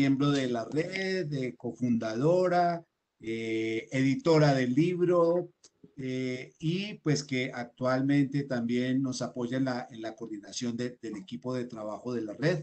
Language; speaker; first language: Spanish; native; Spanish